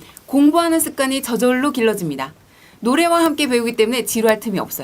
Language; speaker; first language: Korean; native; Korean